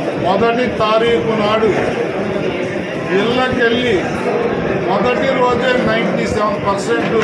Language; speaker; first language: Telugu; native; Telugu